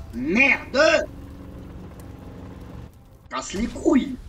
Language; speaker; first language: French; native; French